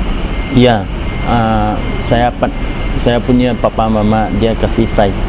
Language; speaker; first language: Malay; non-native, learner; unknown